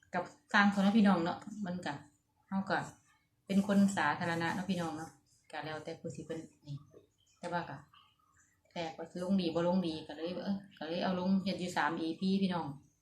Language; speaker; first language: Thai; native; Thai